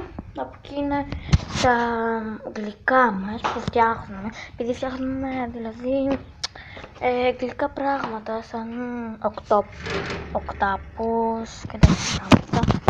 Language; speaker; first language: Greek; early bilingual, other home language; Bulgarian